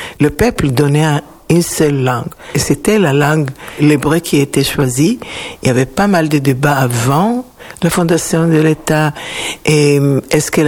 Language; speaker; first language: French; non-native, fluent; Hebrew